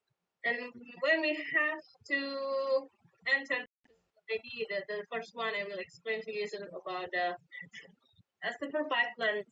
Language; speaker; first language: English; non-native, fluent; Indonesian